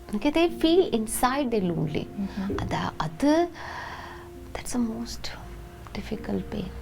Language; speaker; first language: English; non-native, local second language; Malayalam